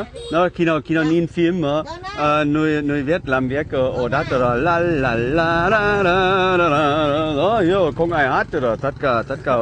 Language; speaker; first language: Vietnamese; non-native, learner; German